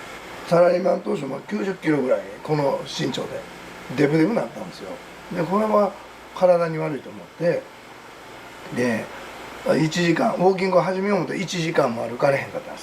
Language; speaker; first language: Japanese; native; Japanese